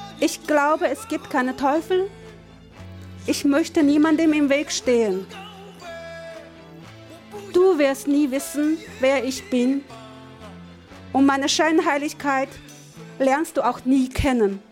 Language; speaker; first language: German; non-native, fluent; Chinese